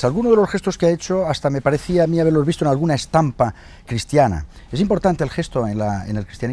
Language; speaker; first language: Spanish; native; Spanish